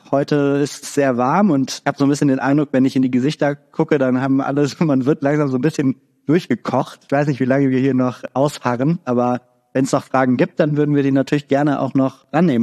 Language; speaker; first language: German; native; German